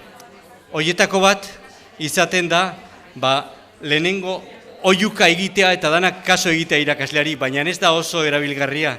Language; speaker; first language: Basque; native; Basque